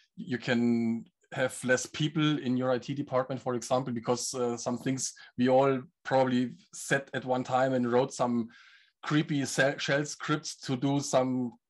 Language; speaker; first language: English; non-native, fluent; German